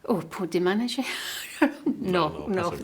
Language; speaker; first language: French; non-native, learner; English